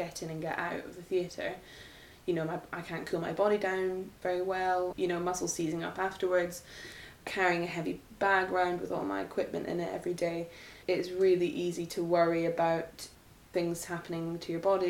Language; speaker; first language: English; native; English